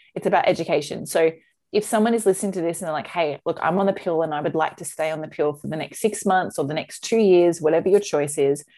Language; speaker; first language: English; native; English